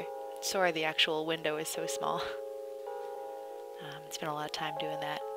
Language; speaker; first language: English; native; English